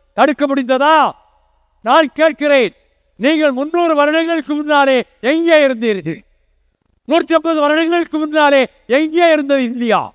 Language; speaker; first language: Tamil; native; Tamil